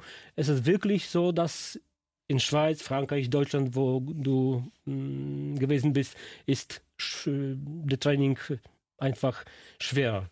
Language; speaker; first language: German; non-native, learner; Polish